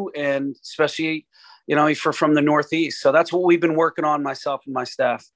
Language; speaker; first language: English; native; English